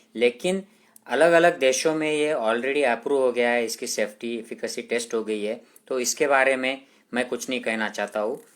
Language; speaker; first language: Hindi; non-native, local second language; Marathi